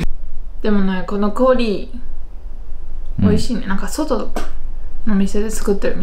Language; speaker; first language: Japanese; non-native, fluent; Chinese